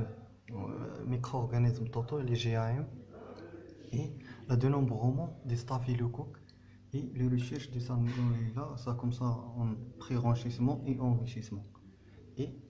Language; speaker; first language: French; non-native, learner; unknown